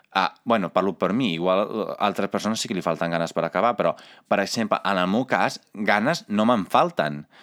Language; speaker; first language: Catalan; non-native, fluent; Italian